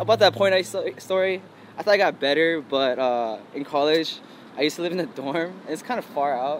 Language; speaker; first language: English; early bilingual, other home language; Korean